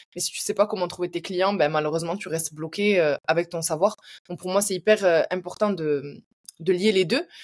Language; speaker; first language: French; native; French